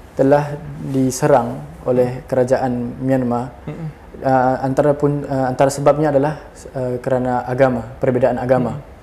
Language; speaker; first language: Malay; non-native, fluent; Rohingya